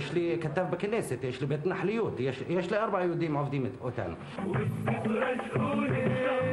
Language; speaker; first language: Hebrew; non-native, local second language; Arabic